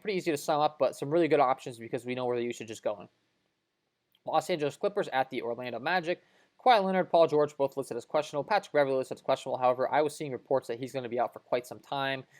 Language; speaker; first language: English; native; English